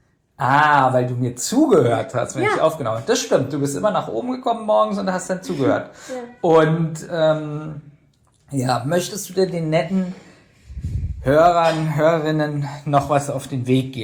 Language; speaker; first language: German; native; German